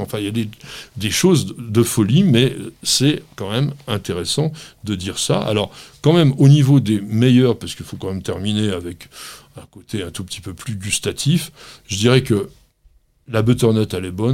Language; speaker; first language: French; native; French